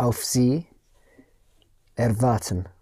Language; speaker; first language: German; non-native, learner; English